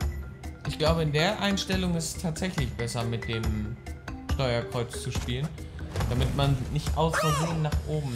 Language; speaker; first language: German; native; German